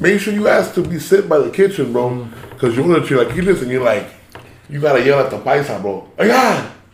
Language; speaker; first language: English; early bilingual, other home language; Spanish